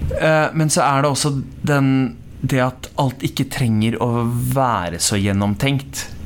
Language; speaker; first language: Norwegian; early bilingual, other home language; Punjabi